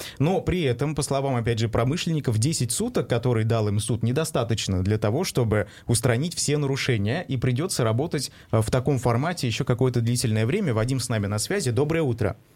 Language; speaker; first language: Russian; native; Russian